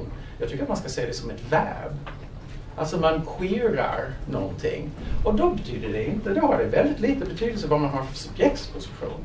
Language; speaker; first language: Swedish; non-native, fluent; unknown